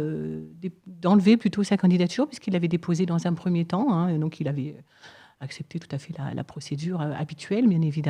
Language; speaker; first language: French; native; French